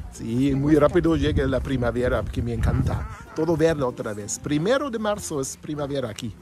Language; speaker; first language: Spanish; non-native, learner; German